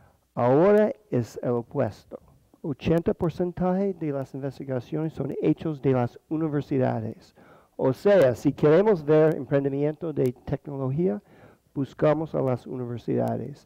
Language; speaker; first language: Spanish; non-native, fluent; English